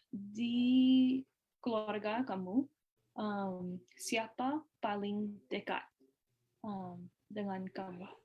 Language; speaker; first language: Indonesian; non-native, learner; English